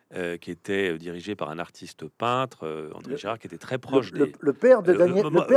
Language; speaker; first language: French; native; French